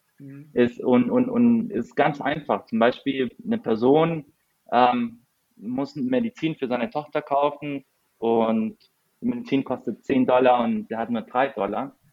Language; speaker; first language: German; non-native, fluent; Spanish